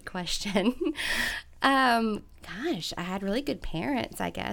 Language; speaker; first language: English; native; English